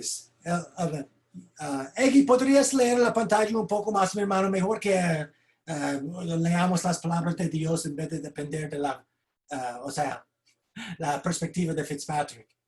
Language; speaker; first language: Spanish; non-native, fluent; English